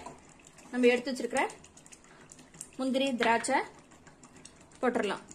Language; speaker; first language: Tamil; native; Tamil